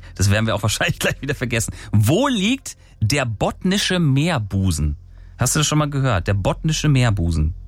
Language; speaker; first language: German; native; German